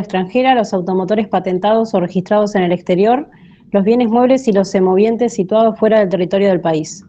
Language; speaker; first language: Spanish; native; Spanish